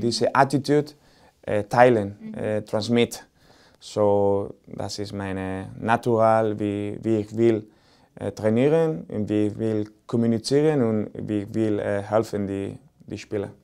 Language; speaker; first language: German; non-native, learner; Spanish